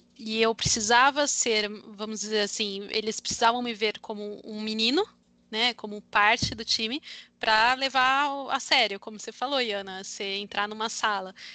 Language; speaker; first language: Portuguese; native; Portuguese